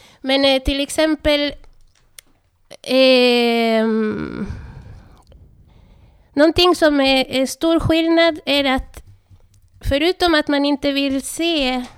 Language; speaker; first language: Swedish; non-native, fluent; Spanish